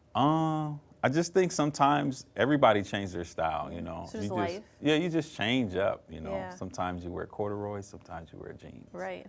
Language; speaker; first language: English; native; English